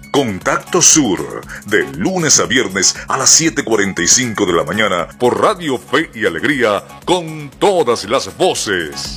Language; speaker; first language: Spanish; native; Spanish